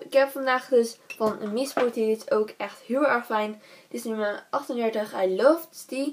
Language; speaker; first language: Dutch; native; Dutch